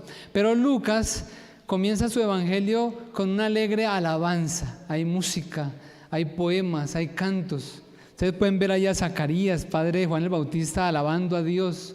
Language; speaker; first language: Spanish; native; Spanish